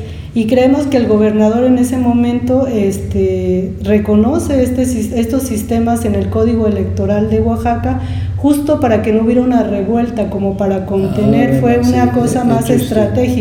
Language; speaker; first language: Spanish; native; Spanish